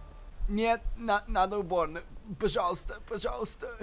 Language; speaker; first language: Russian; early bilingual, heritage; Russian